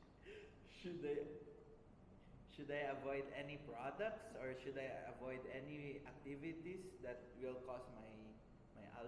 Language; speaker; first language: English; non-native, fluent; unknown